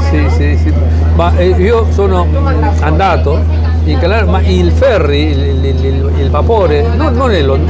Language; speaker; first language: Italian; early bilingual, heritage; Spanish